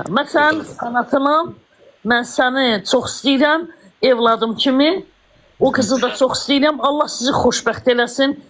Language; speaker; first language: Azerbaijani; non-native, local second language; Russian